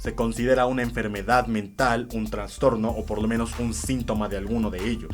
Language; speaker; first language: Spanish; native; Spanish